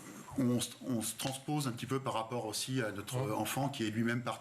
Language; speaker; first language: French; native; French